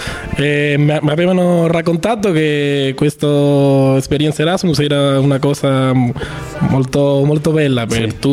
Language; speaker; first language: Italian; non-native, learner; Spanish